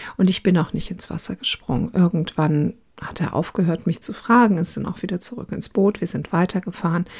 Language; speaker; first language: German; early bilingual, other home language; Croatian